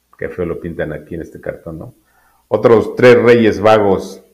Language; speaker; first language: Spanish; native; Spanish